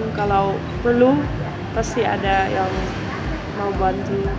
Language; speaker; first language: Indonesian; non-native, fluent; Dutch